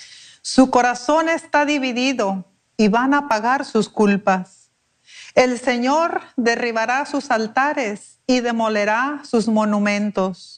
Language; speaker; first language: Spanish; native; Spanish